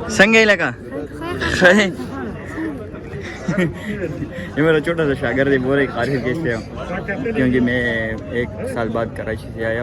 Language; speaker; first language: Hindi; non-native, local second language; Pashto